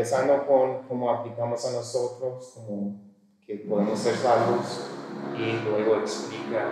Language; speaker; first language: Spanish; non-native, fluent; English